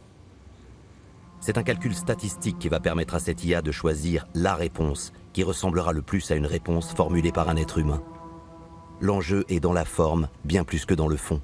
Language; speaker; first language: French; native; French